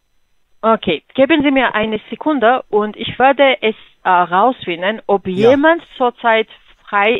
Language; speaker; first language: German; non-native, fluent; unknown